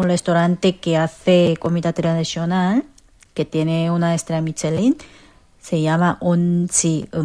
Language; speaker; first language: Spanish; non-native, fluent; Korean